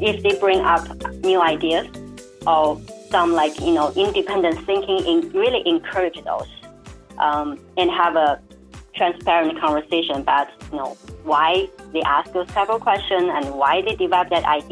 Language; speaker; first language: English; non-native, fluent; Chinese